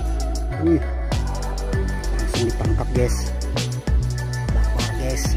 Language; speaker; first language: Indonesian; native; Indonesian